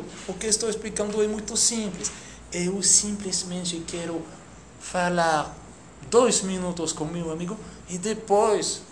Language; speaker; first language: Portuguese; non-native, fluent; French